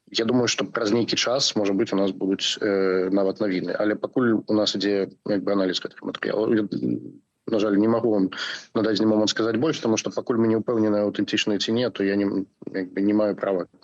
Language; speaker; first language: Belarusian; non-native, local second language; Russian